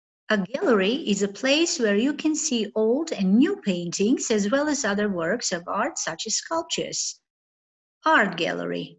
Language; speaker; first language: English; non-native, fluent; Macedonian